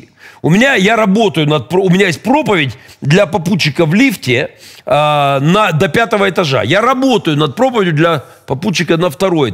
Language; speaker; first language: Russian; native; Russian